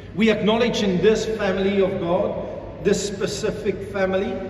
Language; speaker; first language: English; non-native, local second language; Afrikaans